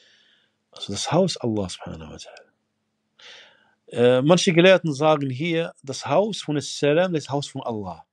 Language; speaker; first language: German; non-native, fluent; Arabic